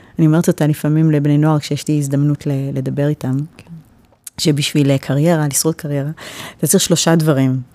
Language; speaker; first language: Hebrew; early bilingual, heritage; Hebrew